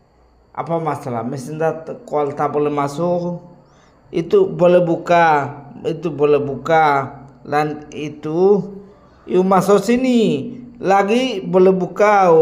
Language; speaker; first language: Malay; non-native, learner; Bangla